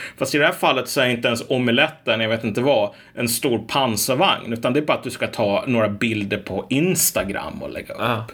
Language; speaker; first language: Swedish; native; Swedish